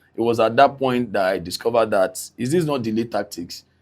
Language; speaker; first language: English; non-native, local second language; Yoruba